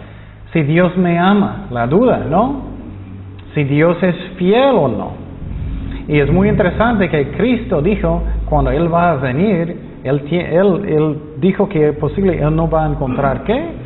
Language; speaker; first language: Spanish; non-native, fluent; English